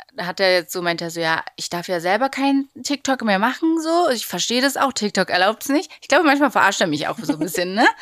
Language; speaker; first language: German; native; German